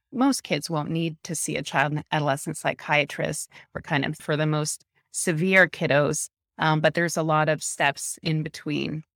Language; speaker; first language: English; early bilingual, other home language; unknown